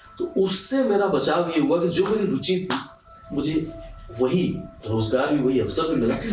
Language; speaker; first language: Hindi; non-native, local second language; Punjabi